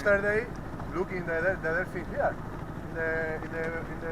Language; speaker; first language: English; non-native, learner; Spanish